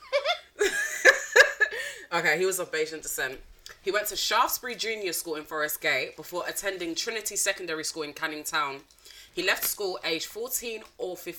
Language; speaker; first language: English; non-native, local second language; French